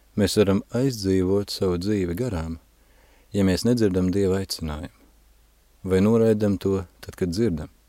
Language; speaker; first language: Latvian; native; Latvian